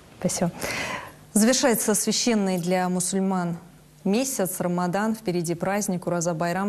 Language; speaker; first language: Russian; native; Russian